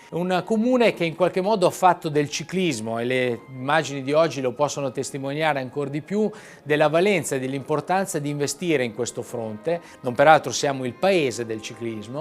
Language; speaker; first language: Italian; native; Italian